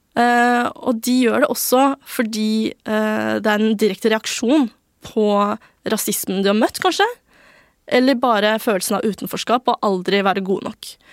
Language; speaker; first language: Norwegian; early bilingual, other home language; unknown